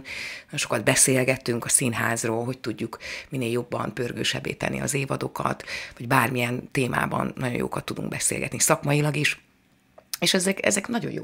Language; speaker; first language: Hungarian; native; Hungarian